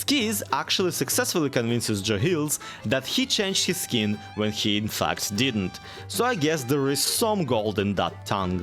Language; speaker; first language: English; native; English